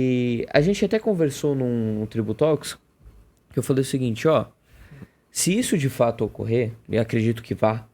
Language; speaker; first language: Portuguese; native; Portuguese